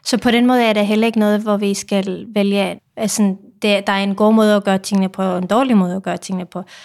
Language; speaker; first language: Danish; non-native, fluent; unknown